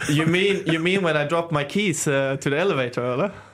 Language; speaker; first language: English; non-native, fluent; Swedish